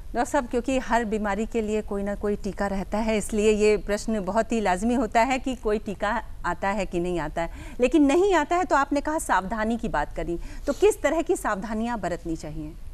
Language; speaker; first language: Hindi; native; Hindi